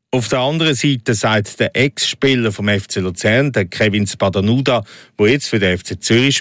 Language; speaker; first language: German; native; German